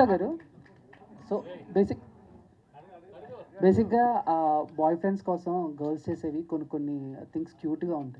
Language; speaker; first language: Telugu; native; Telugu